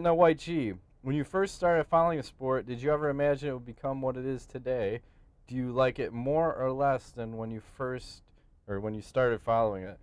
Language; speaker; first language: English; native; English